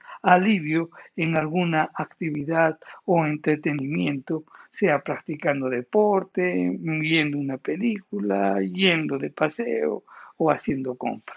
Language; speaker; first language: Spanish; native; Spanish